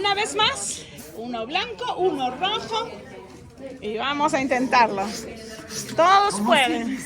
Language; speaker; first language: Spanish; non-native, fluent; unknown